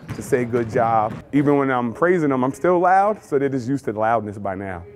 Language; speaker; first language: English; native; English